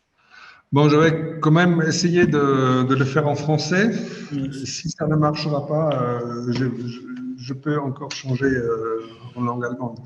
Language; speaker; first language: French; non-native, fluent; German